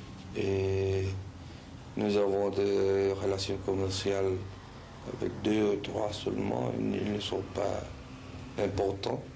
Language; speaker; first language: French; non-native, fluent; Spanish